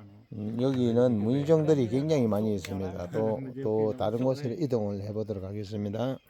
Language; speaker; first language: Korean; native; Korean